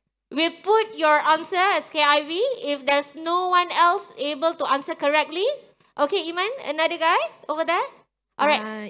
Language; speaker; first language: English; non-native, local second language; Malay